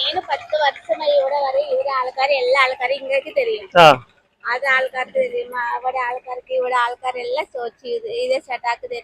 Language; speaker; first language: Malayalam; non-native, learner; Telugu